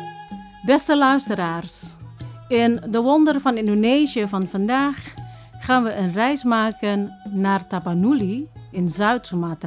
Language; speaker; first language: Dutch; non-native, fluent; Indonesian